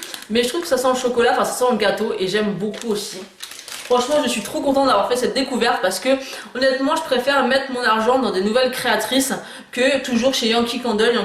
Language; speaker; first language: French; native; French